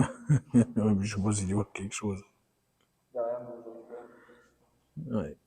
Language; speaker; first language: French; native; French